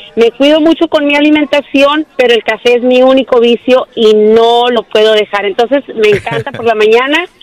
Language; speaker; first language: Spanish; native; Spanish